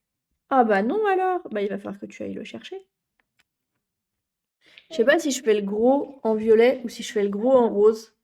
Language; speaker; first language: French; native; French